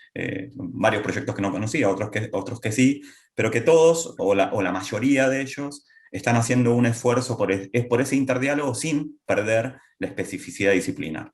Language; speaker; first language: Spanish; native; Spanish